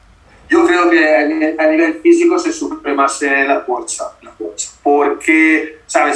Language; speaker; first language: Spanish; non-native, learner; Italian